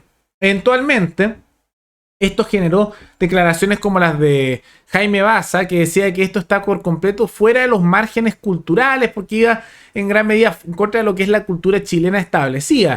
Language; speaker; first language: Spanish; native; Spanish